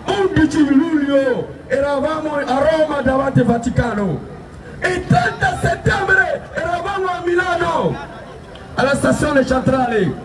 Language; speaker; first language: Italian; non-native, fluent; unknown